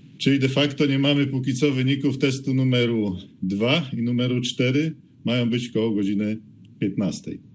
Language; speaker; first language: Polish; native; Polish